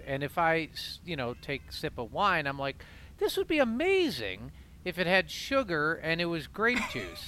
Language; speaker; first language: English; native; English